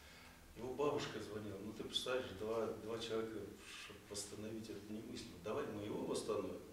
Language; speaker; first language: Russian; native; Russian